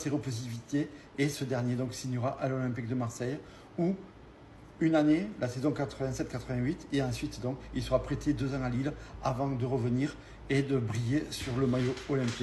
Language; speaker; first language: French; native; French